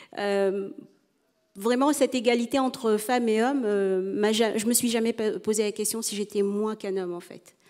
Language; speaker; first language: French; non-native, local second language; Arabic